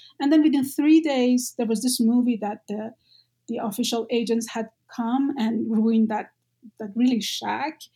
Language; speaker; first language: English; non-native, fluent; Persian